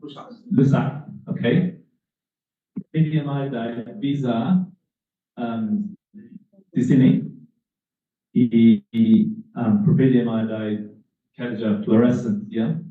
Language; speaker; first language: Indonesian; non-native, learner; English